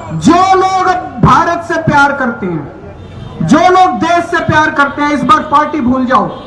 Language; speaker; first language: Hindi; native; Hindi